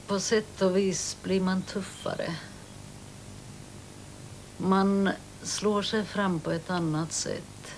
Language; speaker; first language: Swedish; early bilingual, other home language; Finnish